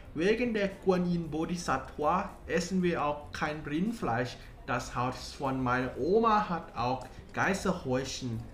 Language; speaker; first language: German; non-native, learner; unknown